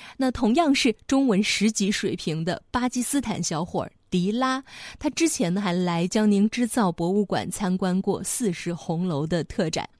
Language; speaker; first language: Chinese; native; Chinese